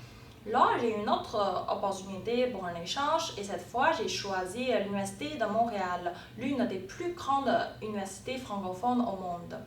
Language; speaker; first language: French; non-native, fluent; Chinese